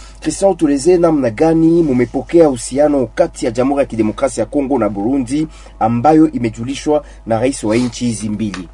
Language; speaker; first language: Swahili; native; Swahili